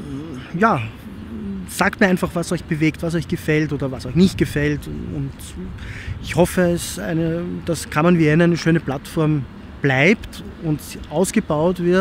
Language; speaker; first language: German; native; German